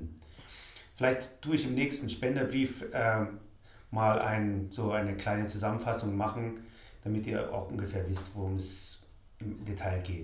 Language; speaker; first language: German; native; German